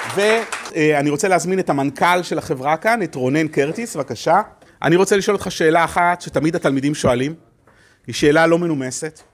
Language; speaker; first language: Hebrew; native; Hebrew